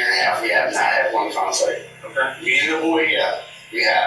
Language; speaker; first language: English; native; English